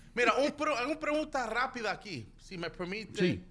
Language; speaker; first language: Spanish; early bilingual, heritage; Spanish